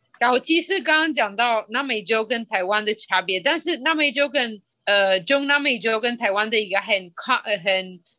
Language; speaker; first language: Chinese; non-native, fluent; Spanish